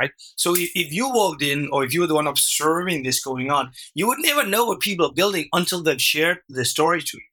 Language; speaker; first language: English; non-native, fluent; Danish